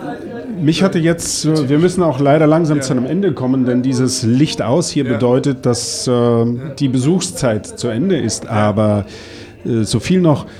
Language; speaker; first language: German; native; German